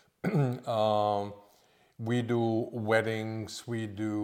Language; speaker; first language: English; non-native, fluent; German